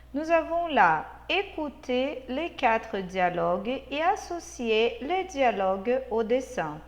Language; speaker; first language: French; non-native, fluent; Portuguese